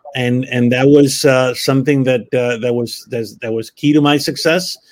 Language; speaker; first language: English; early bilingual, other home language; Spanish